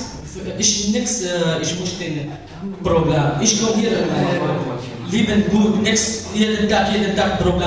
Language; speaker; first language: German; non-native, learner; Kurdish